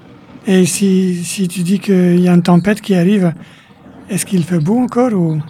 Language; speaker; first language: French; native; French